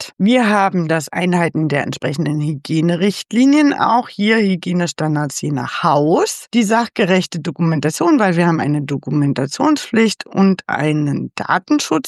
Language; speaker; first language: German; native; German